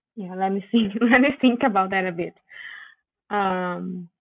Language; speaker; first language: English; non-native, fluent; Portuguese